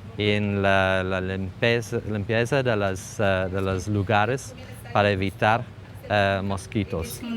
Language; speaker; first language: Spanish; non-native, fluent; English